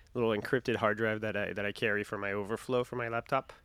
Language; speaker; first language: English; non-native, fluent; French